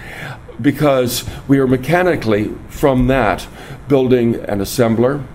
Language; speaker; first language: English; native; English